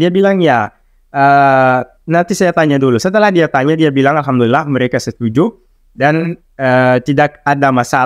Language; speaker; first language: Indonesian; non-native, local second language; Arabic